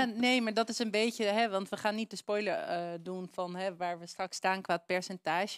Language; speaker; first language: Dutch; native; Dutch